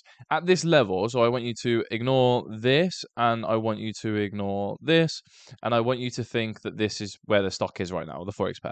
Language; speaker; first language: English; native; English